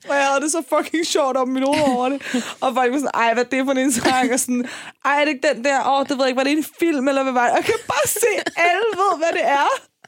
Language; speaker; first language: Danish; early bilingual, other home language; Persian